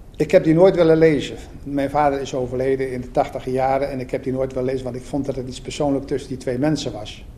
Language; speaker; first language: Dutch; native; Dutch